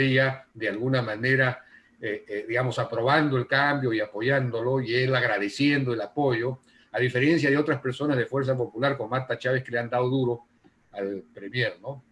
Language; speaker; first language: Spanish; native; Spanish